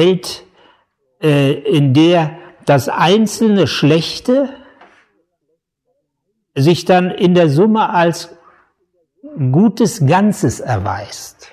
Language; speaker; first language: German; native; German